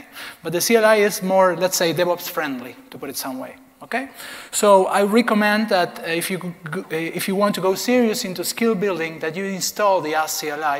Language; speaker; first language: English; non-native, fluent; Spanish